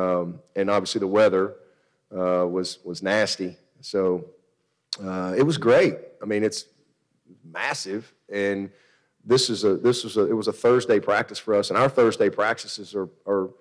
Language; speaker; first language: English; native; English